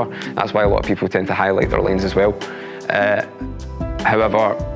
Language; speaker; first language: English; native; English